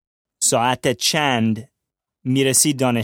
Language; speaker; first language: Persian; non-native, learner; English